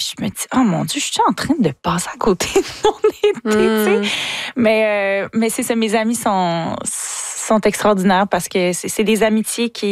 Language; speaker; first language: French; native; French